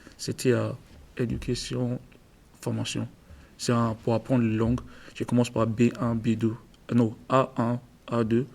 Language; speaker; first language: French; non-native, learner; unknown